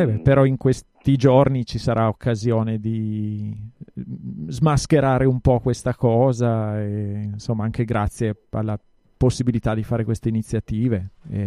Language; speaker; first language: Italian; native; Italian